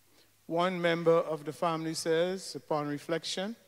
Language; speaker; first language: English; native; English